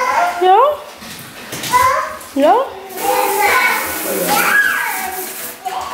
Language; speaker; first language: Swedish; native; Swedish